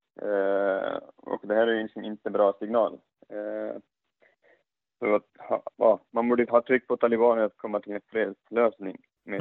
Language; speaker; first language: Swedish; non-native, fluent; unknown